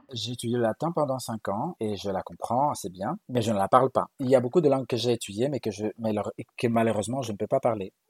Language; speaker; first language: French; non-native, fluent; Galician